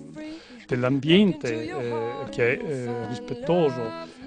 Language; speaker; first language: Italian; native; Italian